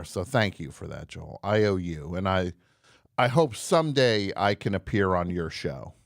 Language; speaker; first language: English; native; English